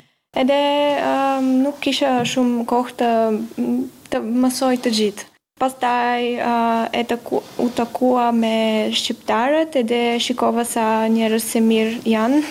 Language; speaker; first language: Albanian; non-native, learner; Bulgarian